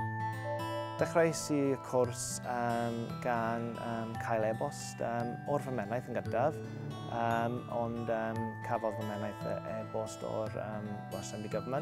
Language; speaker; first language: Welsh; non-native, local second language; English